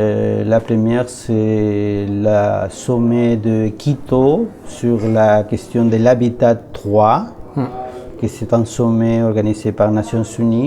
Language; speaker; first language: French; non-native, learner; Spanish